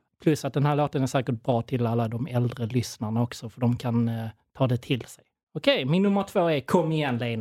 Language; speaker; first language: Swedish; native; Swedish